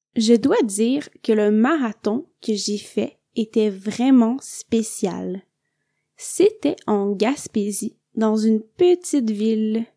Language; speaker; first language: French; native; French